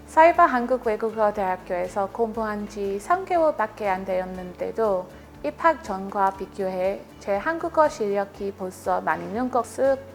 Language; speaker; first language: Korean; non-native, fluent; English